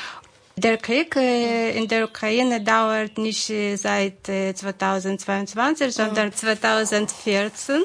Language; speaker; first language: German; non-native, fluent; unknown